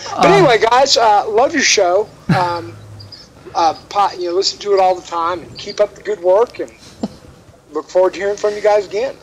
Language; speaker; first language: English; native; English